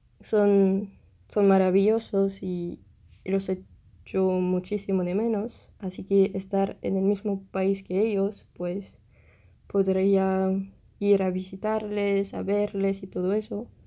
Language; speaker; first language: Spanish; non-native, fluent; French